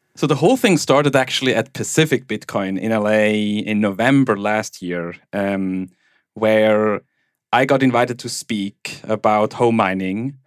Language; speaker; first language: English; non-native, fluent; German